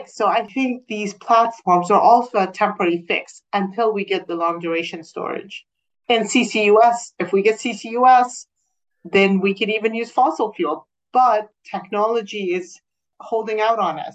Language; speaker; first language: English; non-native, fluent; Persian